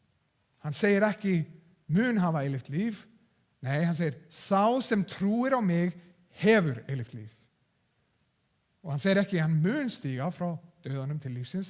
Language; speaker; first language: Icelandic; non-native, fluent; English